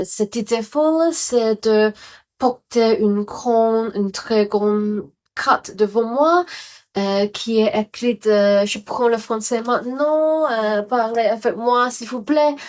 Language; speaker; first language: French; non-native, learner; Cantonese